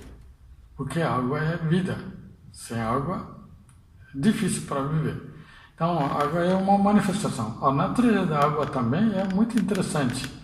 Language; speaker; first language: Portuguese; non-native, fluent; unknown